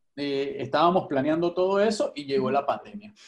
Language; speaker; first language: Spanish; native; Spanish